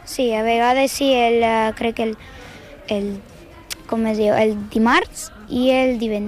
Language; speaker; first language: Catalan; non-native, learner; Ukrainian